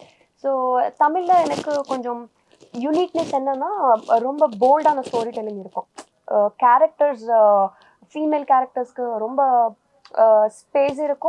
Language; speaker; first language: Tamil; non-native, learner; Telugu